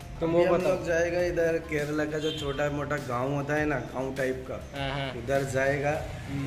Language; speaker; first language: Hindi; non-native, local second language; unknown